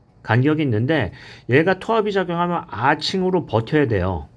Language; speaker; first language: Korean; native; Korean